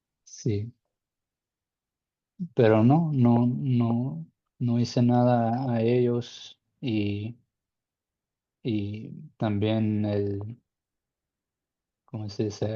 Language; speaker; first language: Spanish; non-native, learner; English